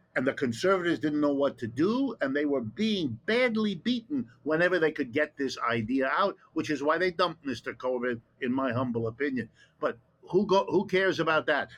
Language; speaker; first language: English; early bilingual, other home language; German